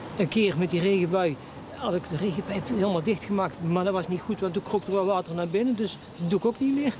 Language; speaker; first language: Dutch; native; Dutch